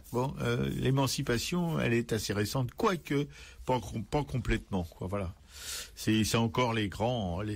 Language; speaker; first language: French; native; French